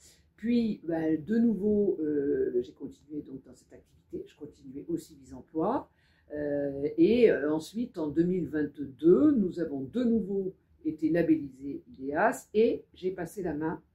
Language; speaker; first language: French; native; French